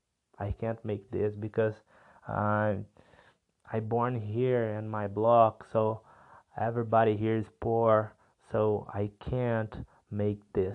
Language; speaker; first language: English; non-native, learner; Portuguese